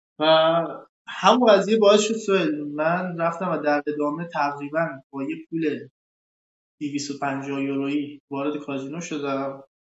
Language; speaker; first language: Persian; native; Persian